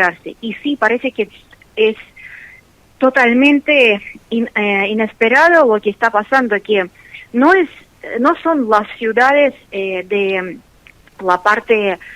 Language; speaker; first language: Spanish; non-native, fluent; Russian